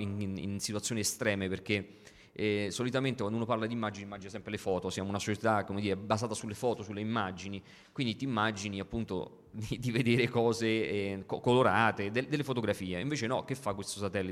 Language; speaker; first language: Italian; native; Italian